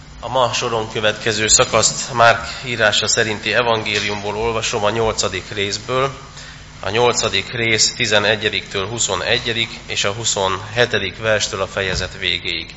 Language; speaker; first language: Hungarian; native; Hungarian